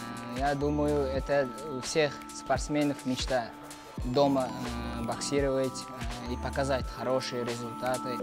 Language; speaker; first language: Russian; non-native, local second language; Uzbek